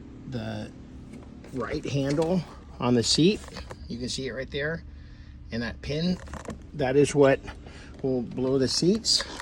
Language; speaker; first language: English; native; English